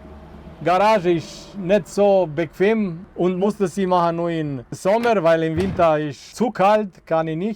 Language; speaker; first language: German; non-native, fluent; Serbian